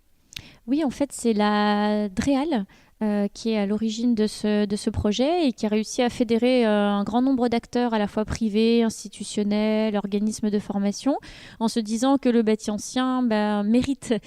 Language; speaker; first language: French; native; French